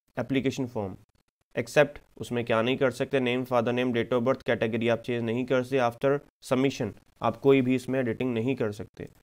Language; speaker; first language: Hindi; non-native, local second language; Punjabi